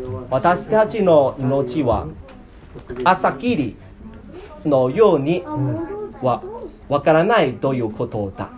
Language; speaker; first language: Japanese; non-native, learner; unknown